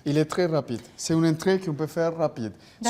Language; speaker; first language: French; non-native, fluent; Spanish